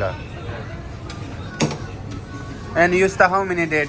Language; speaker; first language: English; non-native, learner; Nepali